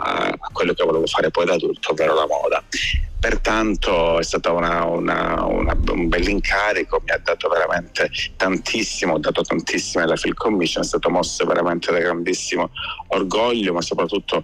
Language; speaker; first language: Italian; native; Italian